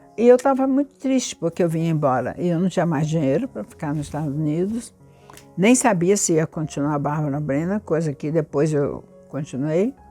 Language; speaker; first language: Portuguese; native; Portuguese